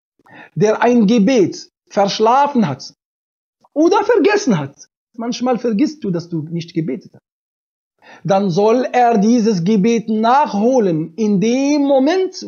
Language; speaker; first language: German; non-native, fluent; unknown